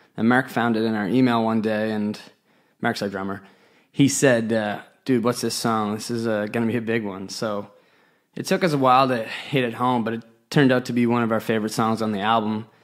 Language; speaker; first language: English; native; English